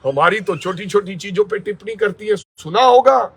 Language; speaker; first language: Hindi; non-native, local second language; Punjabi